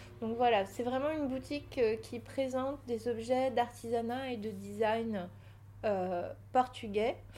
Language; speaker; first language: French; early bilingual, other home language; Portuguese